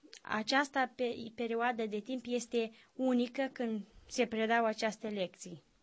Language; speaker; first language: Romanian; native; Romanian